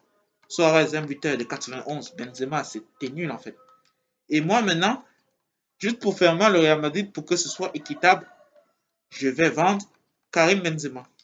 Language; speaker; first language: French; native; French